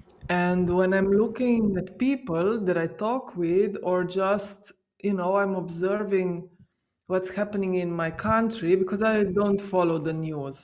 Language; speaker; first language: English; non-native, fluent; Slovenian